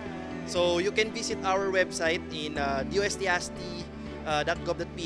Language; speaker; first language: English; non-native, local second language; Filipino